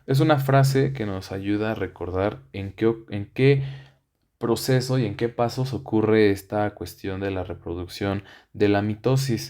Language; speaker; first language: Spanish; native; Spanish